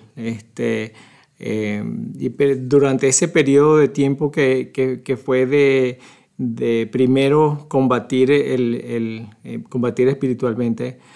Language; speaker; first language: Spanish; native; Spanish